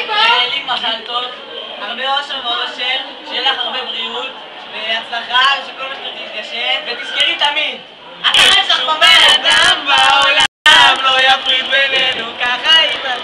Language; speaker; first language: Hebrew; native; Hebrew